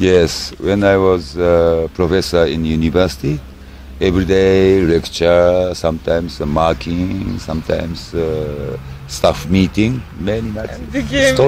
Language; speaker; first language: English; non-native, learner; Japanese